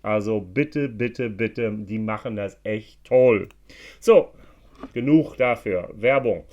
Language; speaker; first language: German; non-native, fluent; English